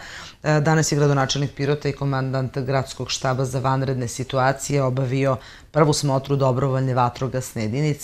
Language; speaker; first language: Serbian; native; Serbian